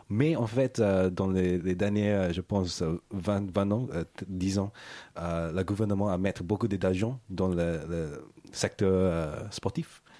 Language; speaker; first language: French; non-native, learner; English